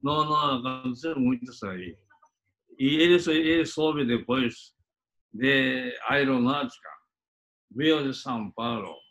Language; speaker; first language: Portuguese; non-native, fluent; Japanese